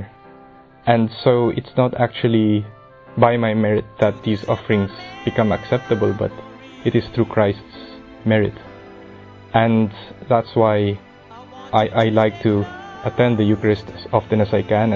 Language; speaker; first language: English; non-native, local second language; Filipino